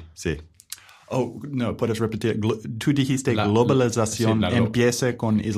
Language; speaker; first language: Spanish; non-native, learner; English